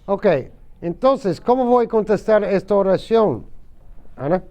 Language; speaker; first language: Spanish; non-native, fluent; English